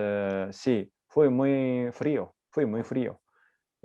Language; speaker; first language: Spanish; non-native, learner; Japanese